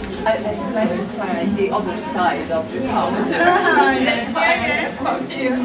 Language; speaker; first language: English; non-native, fluent; Hungarian